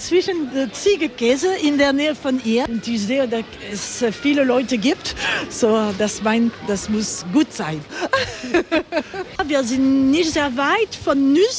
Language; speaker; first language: German; non-native, learner; French